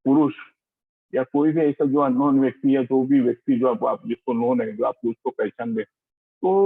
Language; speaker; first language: Hindi; non-native, local second language; Marathi